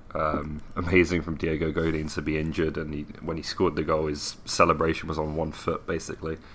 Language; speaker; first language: English; native; English